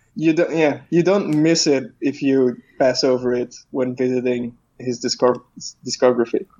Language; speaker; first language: English; non-native, fluent; Dutch